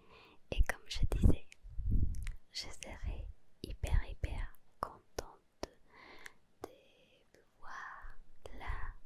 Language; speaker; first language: French; non-native, learner; Spanish